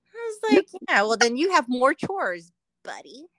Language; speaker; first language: English; native; English